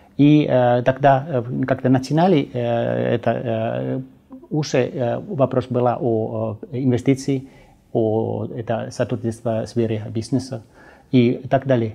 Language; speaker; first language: Russian; non-native, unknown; Finnish